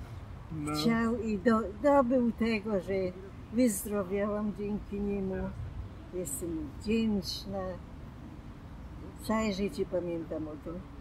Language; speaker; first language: Polish; non-native, local second language; German